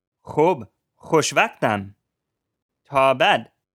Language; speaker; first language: Persian; non-native, learner; English